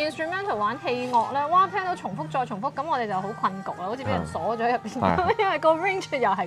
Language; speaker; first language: Cantonese; native; Cantonese